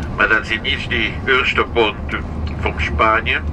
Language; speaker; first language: German; non-native, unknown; Spanish